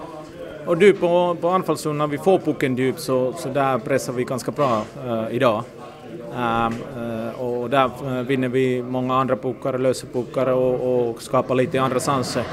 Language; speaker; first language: Swedish; non-native, fluent; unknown